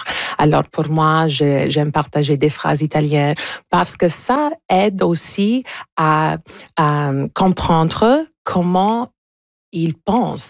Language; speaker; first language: French; early bilingual, heritage; English